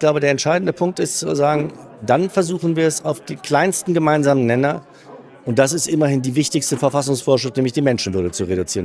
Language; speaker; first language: German; native; German